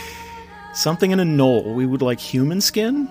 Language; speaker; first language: English; native; English